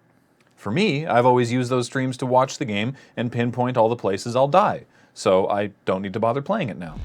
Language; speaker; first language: English; native; English